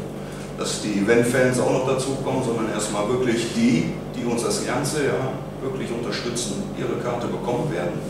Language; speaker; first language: German; native; German